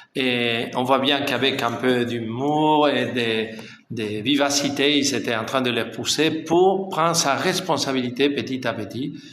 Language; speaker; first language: French; non-native, fluent; Spanish